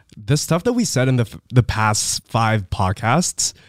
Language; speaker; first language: English; early bilingual, other home language; Filipino